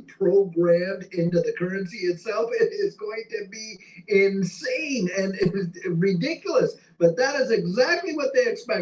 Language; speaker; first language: English; native; English